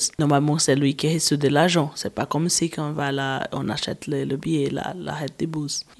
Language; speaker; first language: French; non-native, learner; Portuguese